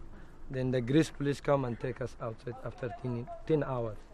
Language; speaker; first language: English; non-native, learner; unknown